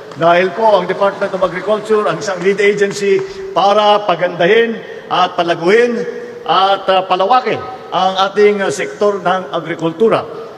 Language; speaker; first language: Filipino; native; Filipino